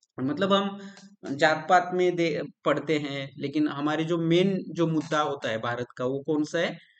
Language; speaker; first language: Hindi; non-native, local second language; Marathi